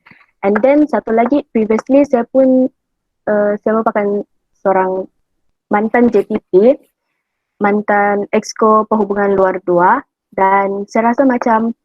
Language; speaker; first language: Malay; native; Malay